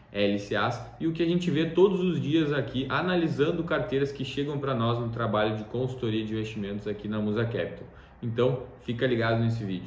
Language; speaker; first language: Portuguese; native; Portuguese